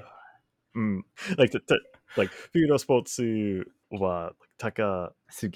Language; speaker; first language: Japanese; non-native, learner; English